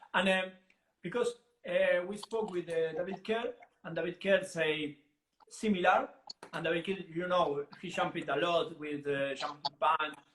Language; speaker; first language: English; non-native, learner; Italian